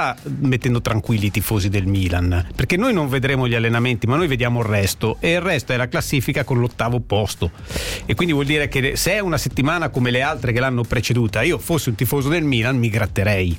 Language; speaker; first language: Italian; native; Italian